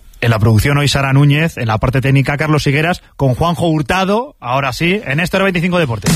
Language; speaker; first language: Spanish; native; Spanish